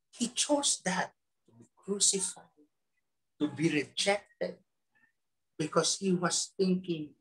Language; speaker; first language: English; non-native, local second language; Filipino